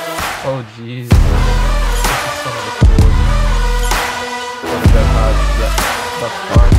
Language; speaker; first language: English; native; English